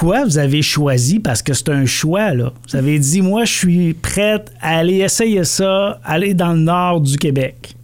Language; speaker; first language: French; native; French